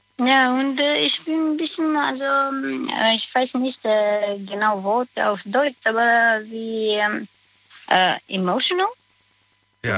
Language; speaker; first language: German; non-native, learner; Romanian